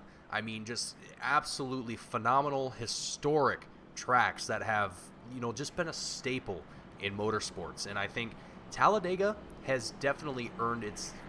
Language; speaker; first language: English; native; English